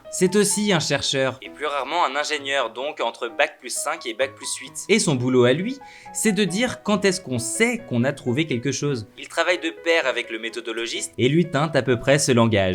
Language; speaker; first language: French; native; French